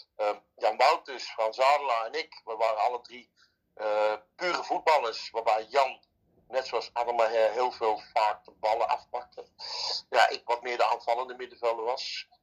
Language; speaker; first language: Dutch; native; Dutch